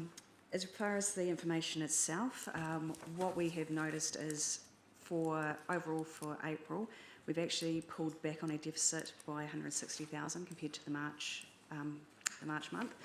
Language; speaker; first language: English; native; English